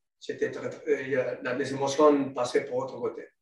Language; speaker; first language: French; non-native, learner; Spanish